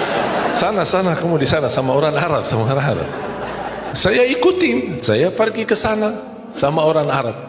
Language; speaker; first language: Indonesian; non-native, fluent; Arabic